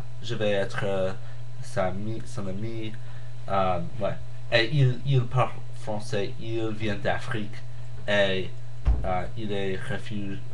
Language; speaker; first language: French; non-native, learner; English